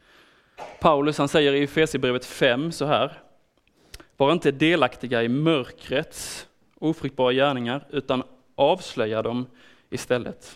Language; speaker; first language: Swedish; native; Swedish